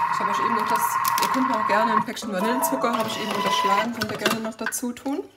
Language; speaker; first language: German; native; German